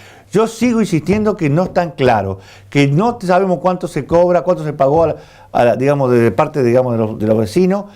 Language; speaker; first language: Spanish; native; Spanish